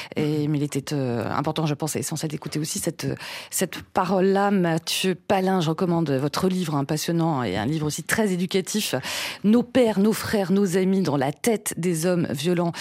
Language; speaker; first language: French; native; French